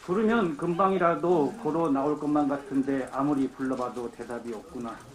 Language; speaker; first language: Korean; native; Korean